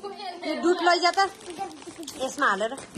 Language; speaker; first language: Chinese; non-native, learner; Nepali